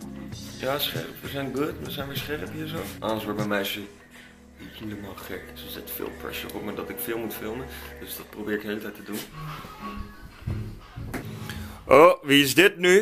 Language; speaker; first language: Dutch; native; Dutch